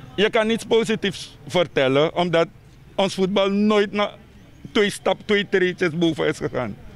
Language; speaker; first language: Dutch; native; Dutch